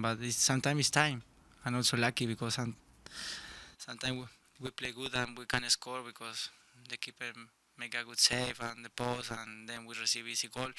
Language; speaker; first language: English; non-native, learner; Spanish